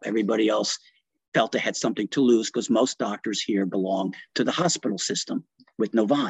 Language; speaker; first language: English; early bilingual, other home language; Italian